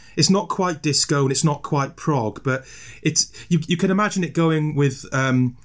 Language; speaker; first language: English; native; English